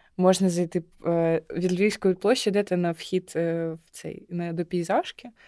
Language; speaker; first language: Ukrainian; non-native, local second language; Russian